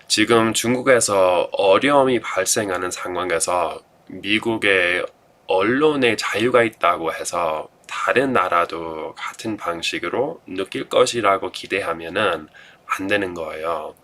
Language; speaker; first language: Korean; non-native, fluent; English